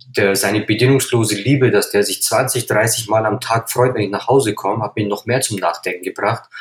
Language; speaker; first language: German; native; German